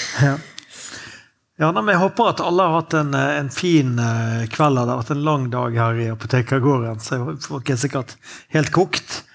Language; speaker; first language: Norwegian; native; Norwegian